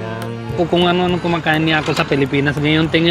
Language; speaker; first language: Filipino; non-native, learner; Punjabi